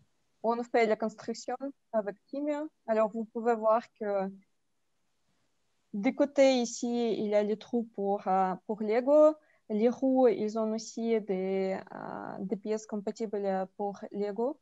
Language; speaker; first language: French; non-native, fluent; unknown